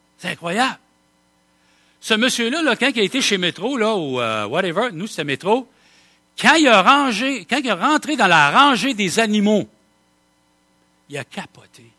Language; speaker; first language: French; native; French